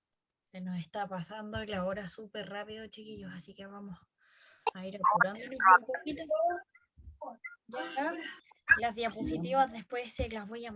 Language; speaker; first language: Spanish; native; Spanish